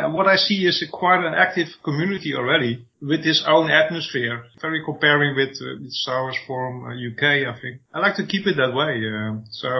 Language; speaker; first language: English; non-native, fluent; Dutch